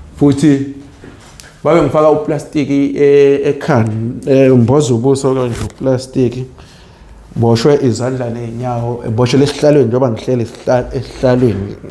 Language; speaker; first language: Zulu; native; Zulu